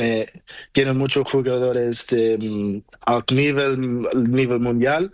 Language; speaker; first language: Spanish; non-native, learner; Portuguese